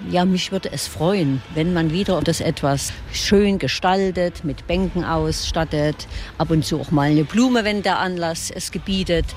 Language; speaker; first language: German; native; German